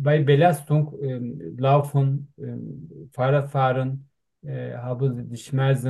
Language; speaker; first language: German; non-native, learner; Turkish